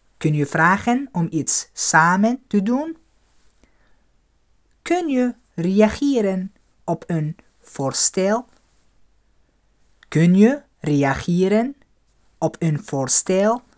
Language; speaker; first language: Dutch; non-native, fluent; Arabic